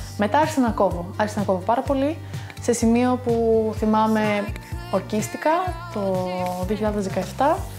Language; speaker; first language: Greek; early bilingual, heritage; Greek